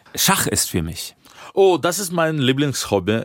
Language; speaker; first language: German; non-native, fluent; Russian